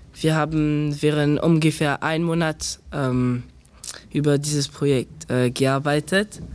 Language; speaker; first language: German; non-native, learner; French